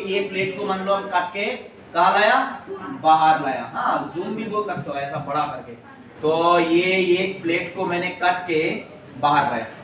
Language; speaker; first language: Hindi; non-native, local second language; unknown